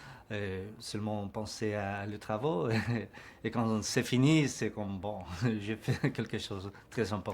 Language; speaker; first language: French; non-native, learner; Spanish